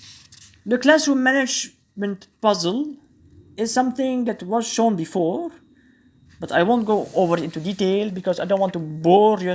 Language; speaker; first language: English; non-native, fluent; Arabic